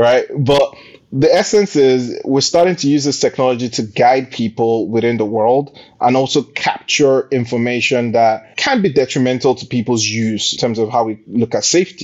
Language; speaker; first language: English; non-native, local second language; Yoruba